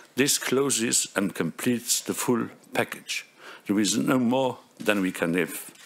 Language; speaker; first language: English; non-native, fluent; Luxembourgish